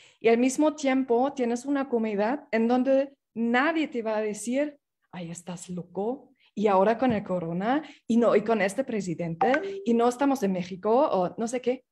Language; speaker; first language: Spanish; non-native, fluent; English